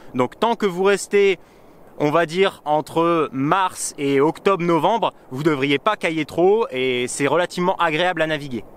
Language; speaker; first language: French; native; French